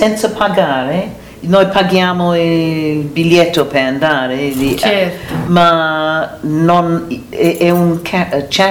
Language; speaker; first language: Italian; non-native, learner; English